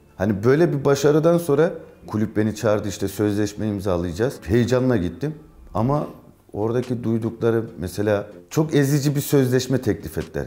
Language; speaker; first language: Turkish; early bilingual, heritage; Turkish